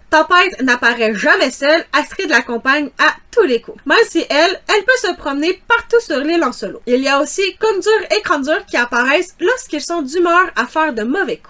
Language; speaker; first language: French; native; French